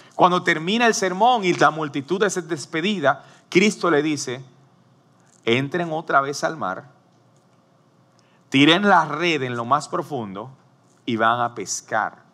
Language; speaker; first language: Spanish; native; Spanish